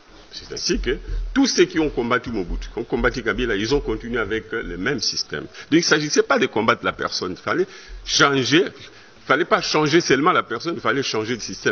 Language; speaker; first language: French; non-native, local second language; Lingala